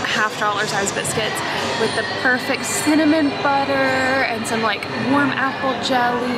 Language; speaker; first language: English; native; English